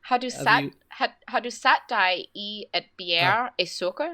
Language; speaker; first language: Danish; non-native, learner; English